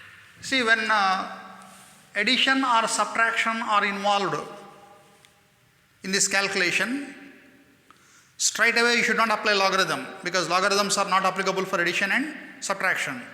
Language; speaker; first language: English; non-native, local second language; Kannada